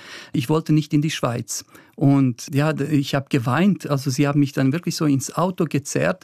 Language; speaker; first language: German; early bilingual, other home language; Bosnian